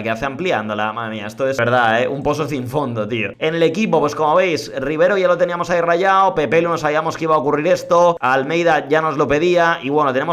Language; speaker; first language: Spanish; native; Spanish